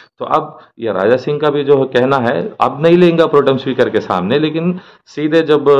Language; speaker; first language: Hindi; non-native, local second language; Urdu